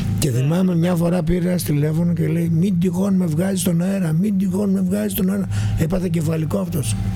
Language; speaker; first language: Greek; native; Greek